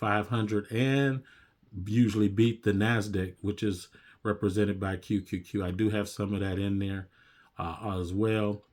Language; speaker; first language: English; native; English